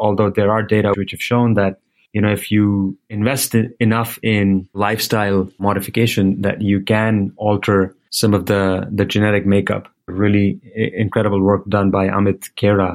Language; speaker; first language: English; non-native, local second language; Hindi